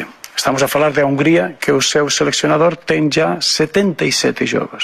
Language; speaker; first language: Portuguese; non-native, fluent; Spanish